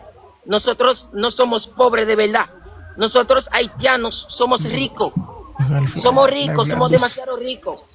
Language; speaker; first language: Spanish; non-native, local second language; Haitian Creole